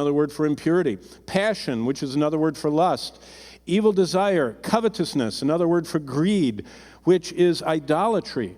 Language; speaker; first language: English; native; English